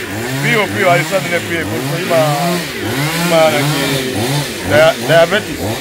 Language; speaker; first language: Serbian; non-native, learner; Rundi